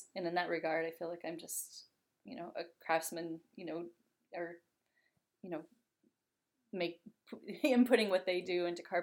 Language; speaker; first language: English; native; English